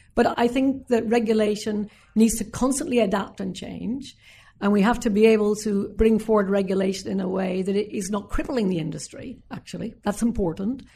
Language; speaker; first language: English; native; English